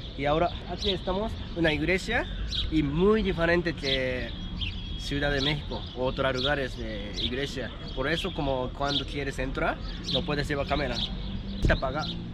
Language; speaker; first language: Spanish; non-native, learner; Japanese